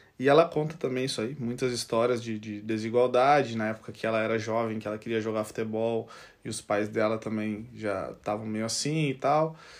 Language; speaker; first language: Portuguese; native; Portuguese